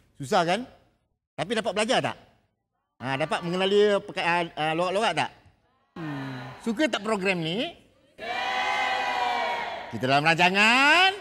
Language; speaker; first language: Malay; native; Malay